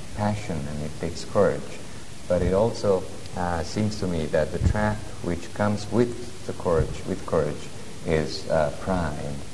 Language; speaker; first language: English; non-native, fluent; Italian